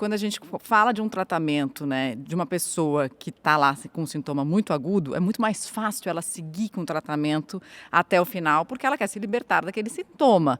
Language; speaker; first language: Portuguese; native; Portuguese